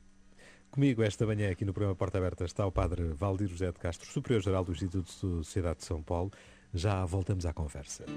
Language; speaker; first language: Portuguese; native; Portuguese